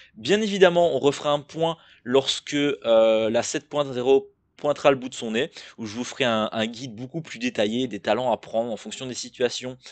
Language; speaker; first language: French; native; French